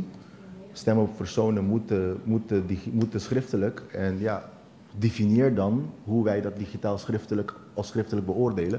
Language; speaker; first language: Dutch; non-native, local second language; Papiamento